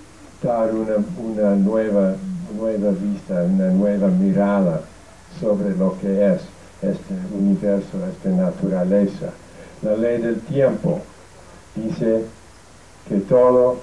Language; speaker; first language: Spanish; non-native, fluent; English